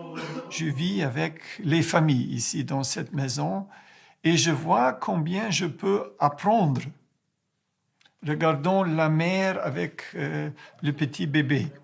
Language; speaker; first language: French; non-native, fluent; Ukrainian